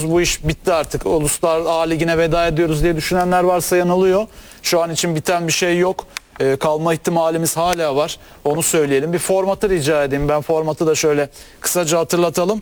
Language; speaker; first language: Turkish; native; Turkish